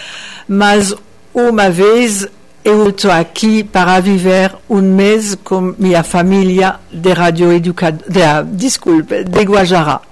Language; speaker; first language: Portuguese; non-native, fluent; French